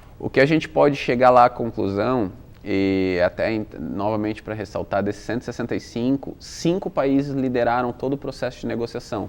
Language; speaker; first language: Portuguese; native; Portuguese